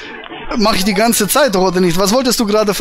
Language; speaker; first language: German; native; German